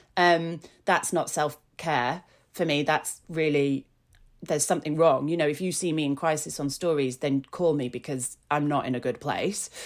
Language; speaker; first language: English; native; English